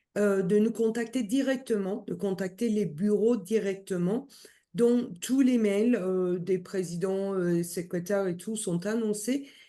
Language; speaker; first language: French; non-native, fluent; Turkish